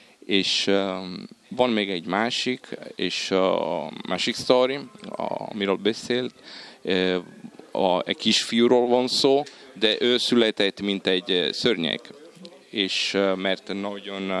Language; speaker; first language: Hungarian; non-native, fluent; Italian